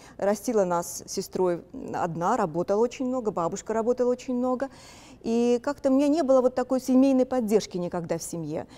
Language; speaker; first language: Russian; native; Russian